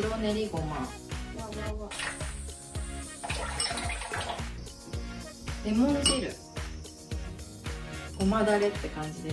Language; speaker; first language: Japanese; native; Japanese